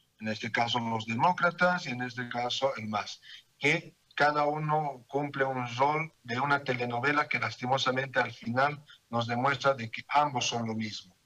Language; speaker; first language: Spanish; native; Spanish